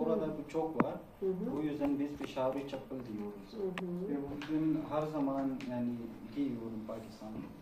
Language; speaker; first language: Turkish; non-native, learner; Pashto